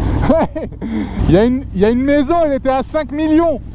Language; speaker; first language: French; native; French